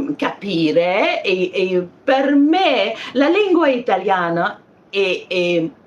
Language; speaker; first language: Italian; non-native, learner; French